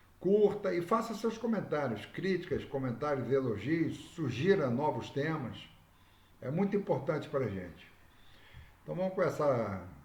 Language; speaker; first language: Portuguese; native; Portuguese